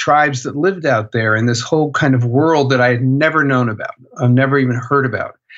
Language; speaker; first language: English; native; English